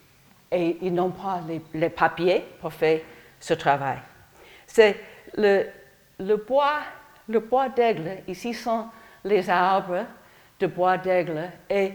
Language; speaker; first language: French; non-native, learner; English